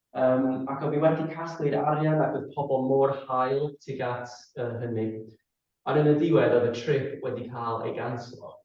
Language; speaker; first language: Welsh; non-native, fluent; English